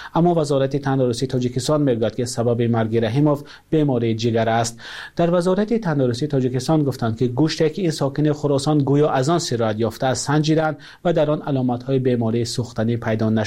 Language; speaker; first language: Tajik; native; Tajik